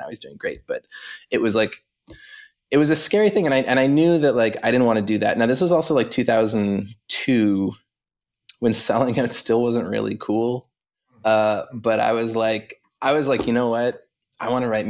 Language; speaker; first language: English; native; English